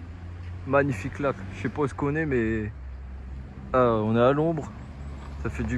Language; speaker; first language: French; native; French